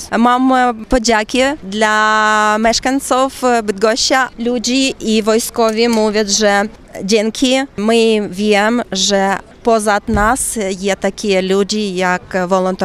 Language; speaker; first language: Polish; non-native, learner; Ukrainian